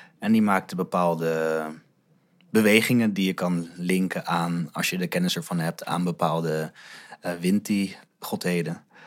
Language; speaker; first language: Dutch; native; Dutch